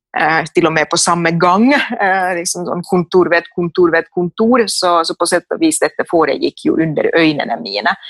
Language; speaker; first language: Norwegian; non-native, fluent; Finnish